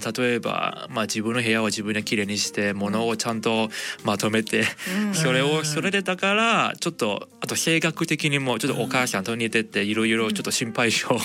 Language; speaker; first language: Japanese; non-native, fluent; Cantonese